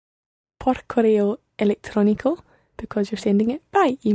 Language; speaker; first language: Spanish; non-native, learner; English